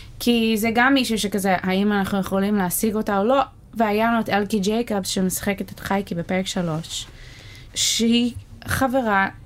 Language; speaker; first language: Hebrew; non-native, fluent; English